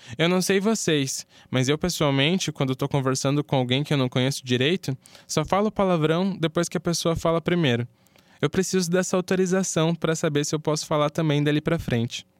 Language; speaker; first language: Portuguese; native; Portuguese